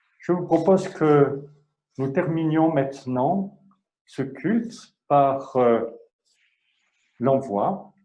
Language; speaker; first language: French; native; French